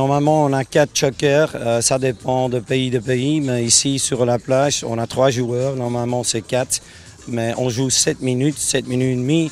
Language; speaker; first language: French; non-native, fluent; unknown